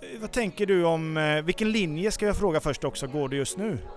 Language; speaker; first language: Swedish; native; Swedish